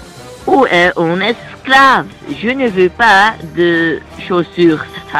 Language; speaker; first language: French; non-native, learner; Dutch